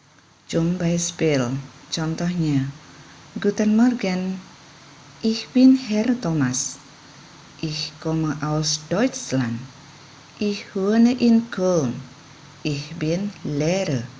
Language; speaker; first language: German; non-native, fluent; Indonesian